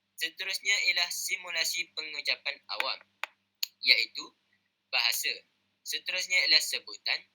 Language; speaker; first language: Malay; native; Malay